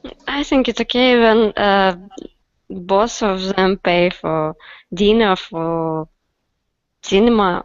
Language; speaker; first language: English; non-native, learner; Russian